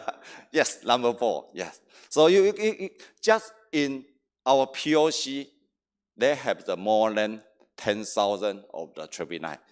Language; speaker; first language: English; non-native, learner; Chinese